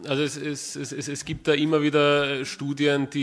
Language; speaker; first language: German; native; German